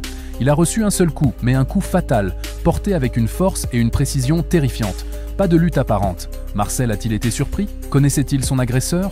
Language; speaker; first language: French; native; French